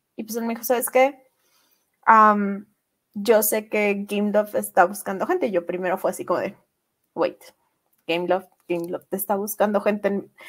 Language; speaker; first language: Spanish; native; Spanish